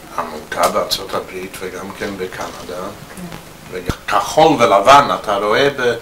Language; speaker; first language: Hebrew; non-native, fluent; English